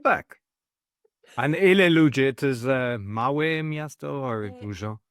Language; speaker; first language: Polish; non-native, learner; English